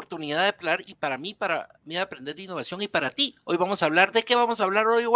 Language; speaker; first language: Spanish; native; Spanish